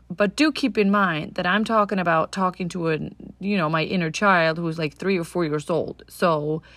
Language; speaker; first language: English; non-native, fluent; Danish